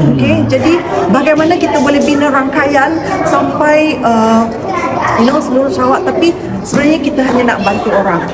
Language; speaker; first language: Malay; non-native, local second language; Chinese